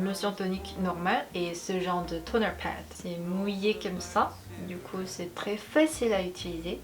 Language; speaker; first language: French; non-native, fluent; Korean